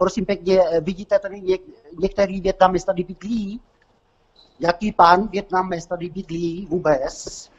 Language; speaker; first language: Czech; non-native, learner; Vietnamese